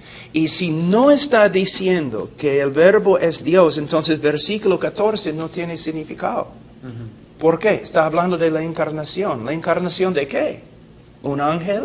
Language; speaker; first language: Spanish; non-native, fluent; English